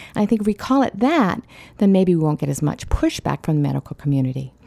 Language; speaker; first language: English; native; English